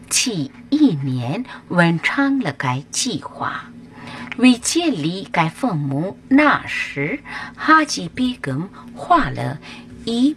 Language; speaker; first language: Chinese; non-native, fluent; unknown